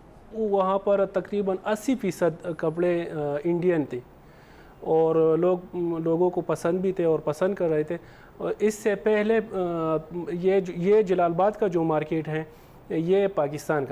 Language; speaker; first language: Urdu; non-native, fluent; Pashto